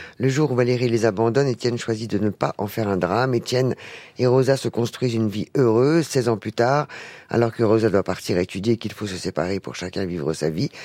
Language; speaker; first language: French; native; French